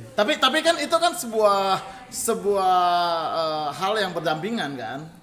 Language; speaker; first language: Indonesian; native; Indonesian